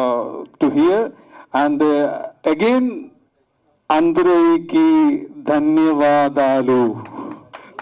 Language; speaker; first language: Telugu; non-native, learner; Malayalam